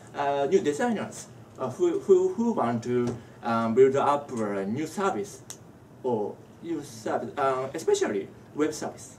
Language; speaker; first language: English; non-native, learner; Japanese